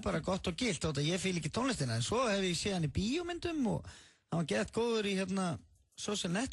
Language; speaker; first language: Icelandic; native; Icelandic